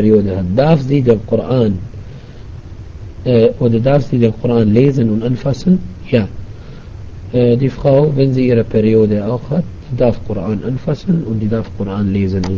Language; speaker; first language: German; non-native, fluent; Arabic